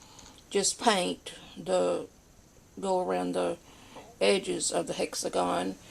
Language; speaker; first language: English; native; English